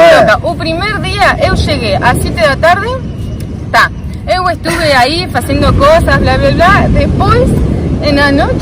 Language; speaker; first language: Portuguese; non-native, learner; Spanish